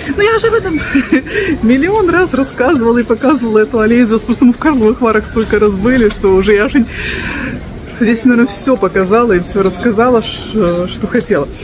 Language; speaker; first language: Russian; native; Russian